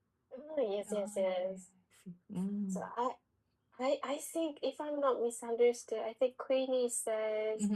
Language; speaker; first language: English; non-native, learner; Japanese